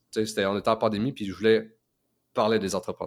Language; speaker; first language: French; native; French